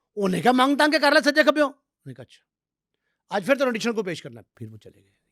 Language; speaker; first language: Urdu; non-native, local second language; Punjabi